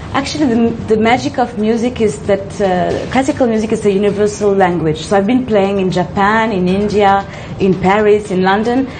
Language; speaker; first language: English; non-native, fluent; French